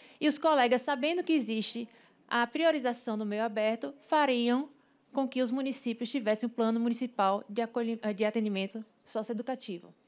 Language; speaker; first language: Portuguese; native; Portuguese